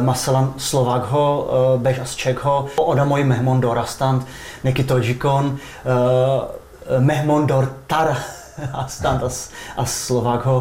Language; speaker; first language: Persian; non-native, fluent; Czech